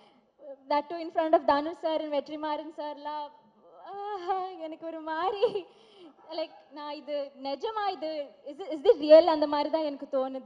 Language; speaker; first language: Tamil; non-native, learner; Malayalam